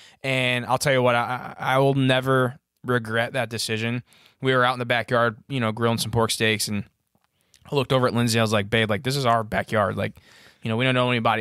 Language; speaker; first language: English; native; English